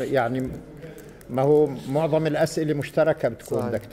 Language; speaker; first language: Arabic; native; Arabic